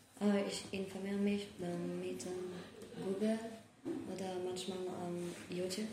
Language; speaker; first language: German; non-native, learner; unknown